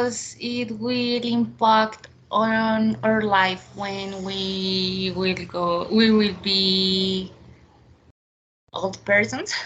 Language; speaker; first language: English; non-native, learner; Spanish